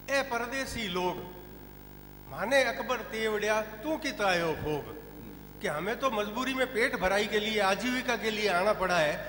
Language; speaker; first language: Hindi; non-native, local second language; Rajasthani